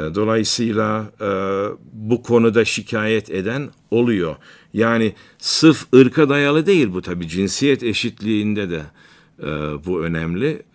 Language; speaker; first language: Turkish; native; Turkish